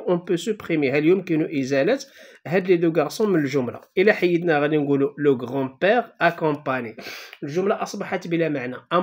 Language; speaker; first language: French; non-native, local second language; Arabic